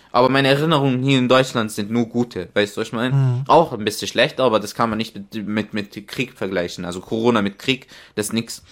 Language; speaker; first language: German; non-native, fluent; Arabic